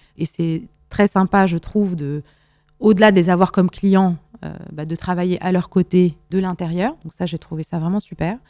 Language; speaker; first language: French; non-native, local second language; Arabic